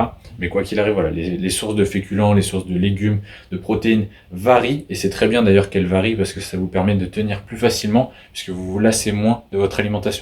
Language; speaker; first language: French; native; French